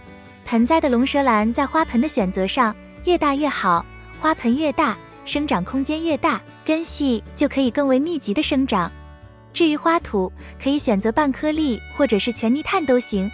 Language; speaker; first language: Chinese; native; Chinese